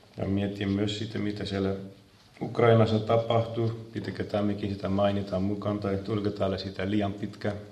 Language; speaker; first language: Finnish; non-native, fluent; Dutch